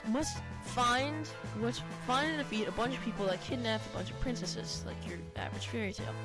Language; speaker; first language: English; native; English